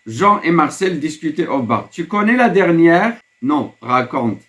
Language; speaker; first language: French; non-native, local second language; Arabic